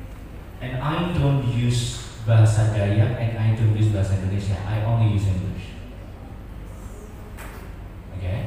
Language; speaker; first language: English; non-native, fluent; Indonesian